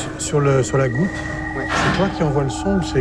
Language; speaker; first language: French; native; French